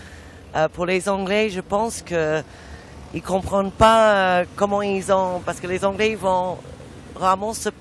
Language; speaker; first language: French; non-native, fluent; English